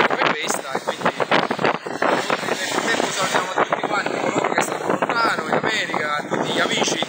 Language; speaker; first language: Italian; native; Italian